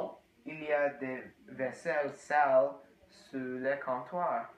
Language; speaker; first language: French; non-native, learner; English